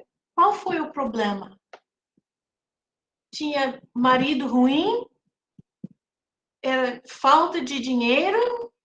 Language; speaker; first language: Portuguese; non-native, fluent; English